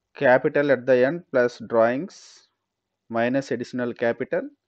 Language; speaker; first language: English; non-native, local second language; Telugu